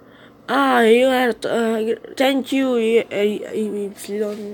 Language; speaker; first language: English; non-native, learner; Italian